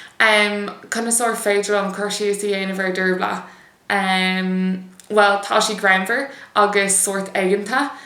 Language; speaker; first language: Irish; non-native, local second language; English